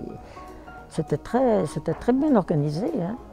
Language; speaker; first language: French; native; French